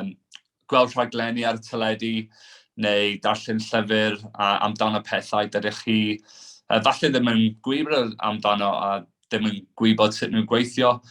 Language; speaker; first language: Welsh; non-native, local second language; English